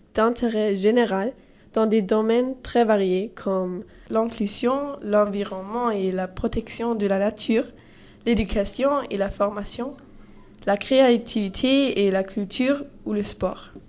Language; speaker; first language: French; non-native, learner; German